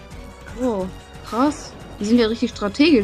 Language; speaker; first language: German; native; German